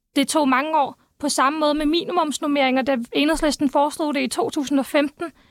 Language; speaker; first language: Danish; early bilingual, other home language; Turkish